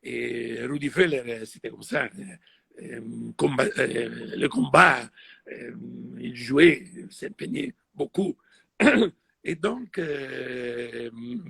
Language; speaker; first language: French; non-native, fluent; Italian